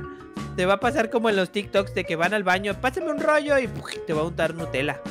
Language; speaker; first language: Spanish; native; Spanish